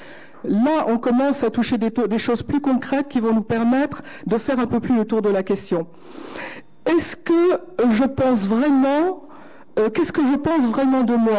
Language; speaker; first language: French; native; French